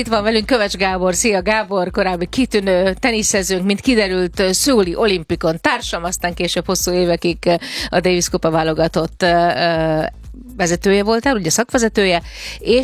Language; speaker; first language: Hungarian; native; Hungarian